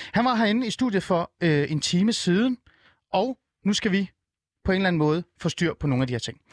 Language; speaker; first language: Danish; early bilingual, other home language; Persian